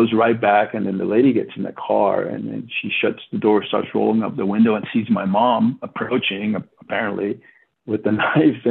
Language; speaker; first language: English; non-native, fluent; Spanish